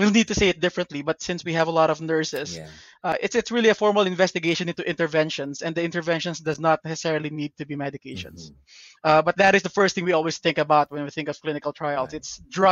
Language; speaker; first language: English; non-native, local second language; Filipino